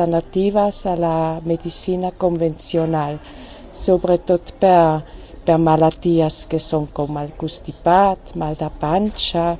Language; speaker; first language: Catalan; non-native, fluent; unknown